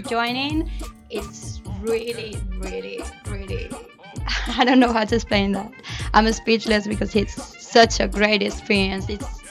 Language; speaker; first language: English; non-native, fluent; Spanish